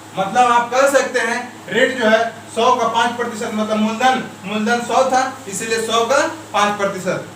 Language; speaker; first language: Hindi; native; Hindi